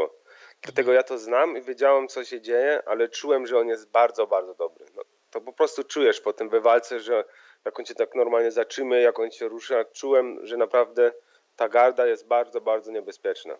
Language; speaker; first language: Polish; early bilingual, heritage; Polish